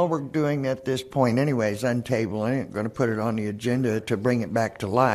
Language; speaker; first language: English; native; English